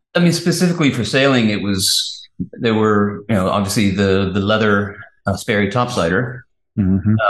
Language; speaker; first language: English; native; English